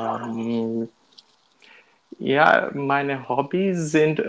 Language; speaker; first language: German; non-native, learner; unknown